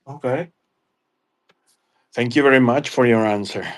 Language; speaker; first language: English; non-native, fluent; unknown